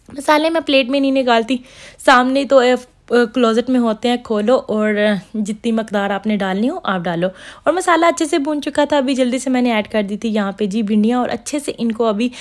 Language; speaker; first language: Urdu; non-native, local second language; Punjabi